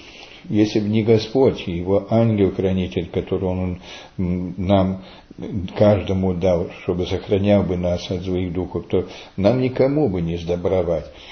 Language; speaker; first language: Russian; early bilingual, heritage; Russian